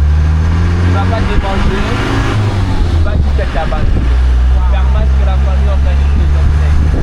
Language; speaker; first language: French; native; French